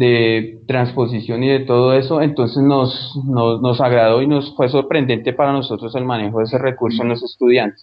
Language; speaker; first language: Spanish; native; Spanish